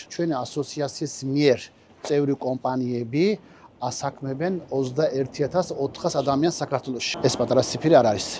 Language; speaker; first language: Georgian; early bilingual, heritage; Georgian